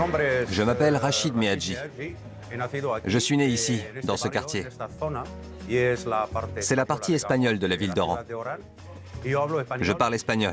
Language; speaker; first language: French; non-native, local second language; Arabic